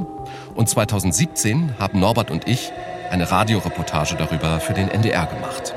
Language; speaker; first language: German; native; German